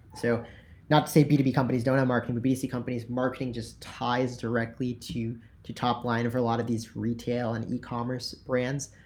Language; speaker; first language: English; native; English